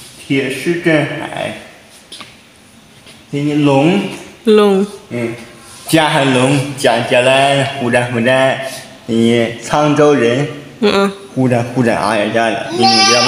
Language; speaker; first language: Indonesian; non-native, learner; Chinese